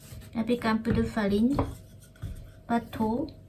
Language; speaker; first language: French; non-native, learner; Japanese